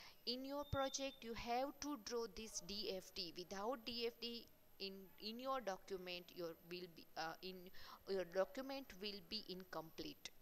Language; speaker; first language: English; non-native, local second language; Gujarati